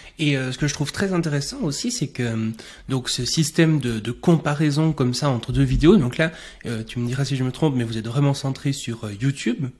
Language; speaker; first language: French; native; French